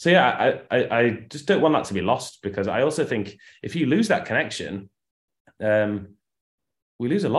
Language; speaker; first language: English; native; English